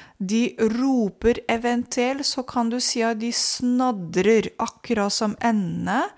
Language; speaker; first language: Norwegian; non-native, fluent; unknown